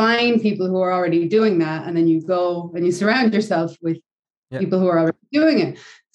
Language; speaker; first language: English; native; English